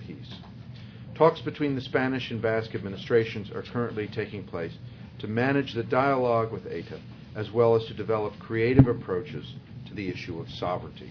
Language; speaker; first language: English; native; English